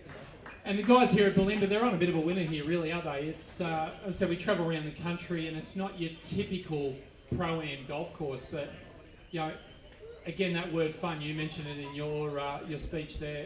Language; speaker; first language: English; native; English